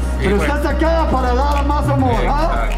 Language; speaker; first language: Spanish; non-native, learner; English